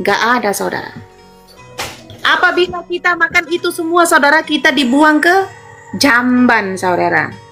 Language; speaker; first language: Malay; non-native, local second language; Madurese